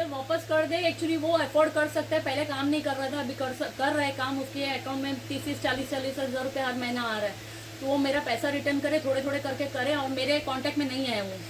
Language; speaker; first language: Hindi; non-native, local second language; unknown